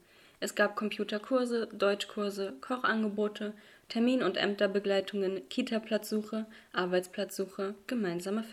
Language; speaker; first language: German; native; German